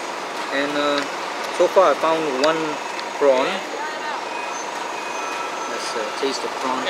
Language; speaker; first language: English; non-native, local second language; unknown